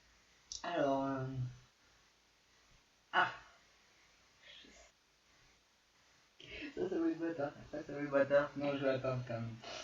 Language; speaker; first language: French; native; French